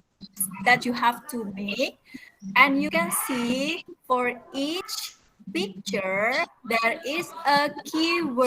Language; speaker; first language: English; non-native, fluent; Indonesian